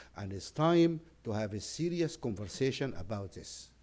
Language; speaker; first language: English; non-native, fluent; Arabic